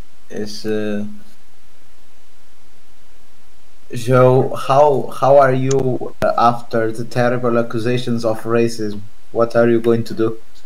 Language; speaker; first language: English; non-native, fluent; Spanish